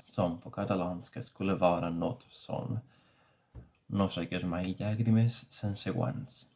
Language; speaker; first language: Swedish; non-native, fluent; Catalan